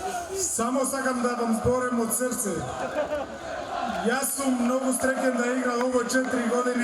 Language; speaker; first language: Macedonian; non-native, learner; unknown